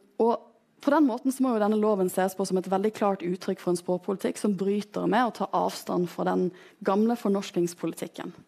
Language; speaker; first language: Norwegian; native; Norwegian